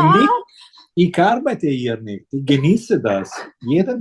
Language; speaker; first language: German; non-native, fluent; Italian